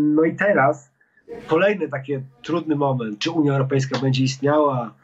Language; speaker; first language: Polish; native; Polish